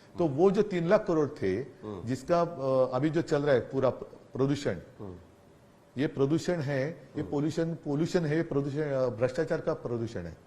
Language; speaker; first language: Hindi; non-native, local second language; Marathi